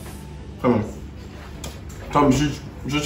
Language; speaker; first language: Turkish; non-native, learner; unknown